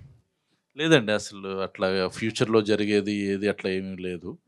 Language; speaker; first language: Telugu; native; Telugu